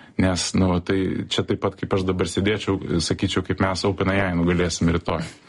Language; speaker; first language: Lithuanian; early bilingual, heritage; Lithuanian